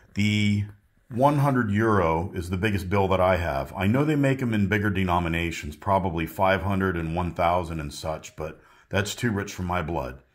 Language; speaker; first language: English; native; English